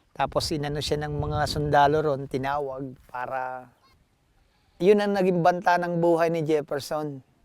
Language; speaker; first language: Filipino; non-native, local second language; Waray